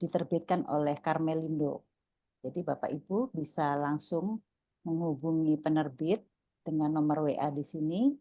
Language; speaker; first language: Indonesian; native; Indonesian